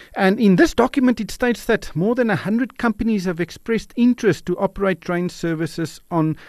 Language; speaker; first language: English; non-native, local second language; Afrikaans